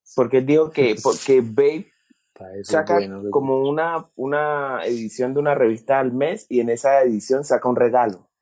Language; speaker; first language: Spanish; native; Spanish